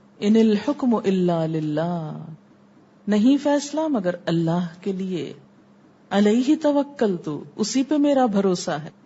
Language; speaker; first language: Urdu; native; Urdu